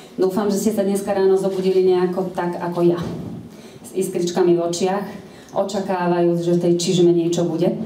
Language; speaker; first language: Slovak; native; Slovak